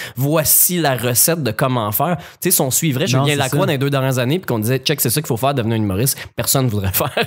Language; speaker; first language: French; native; French